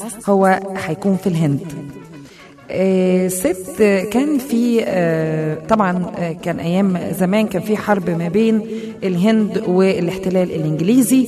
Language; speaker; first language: Arabic; native; Arabic